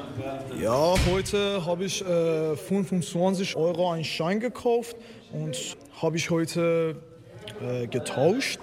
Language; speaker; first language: German; non-native, learner; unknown